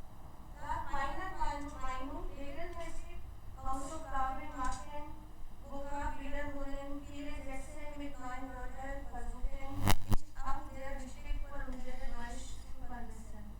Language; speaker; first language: German; non-native, learner; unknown